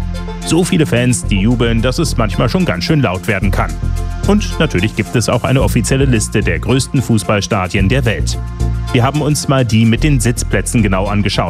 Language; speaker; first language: German; native; German